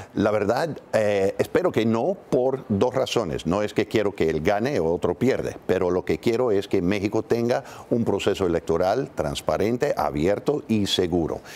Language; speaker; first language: Spanish; non-native, fluent; English